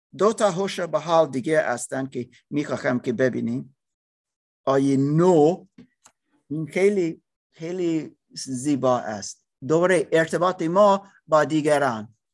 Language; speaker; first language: Persian; non-native, learner; English